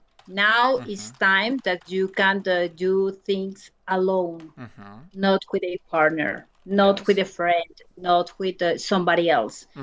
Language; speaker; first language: English; non-native, learner; Spanish